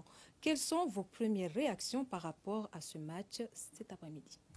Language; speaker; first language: French; non-native, local second language; Comorian